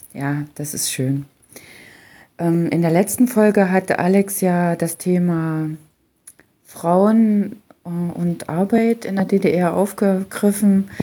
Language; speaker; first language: German; native; German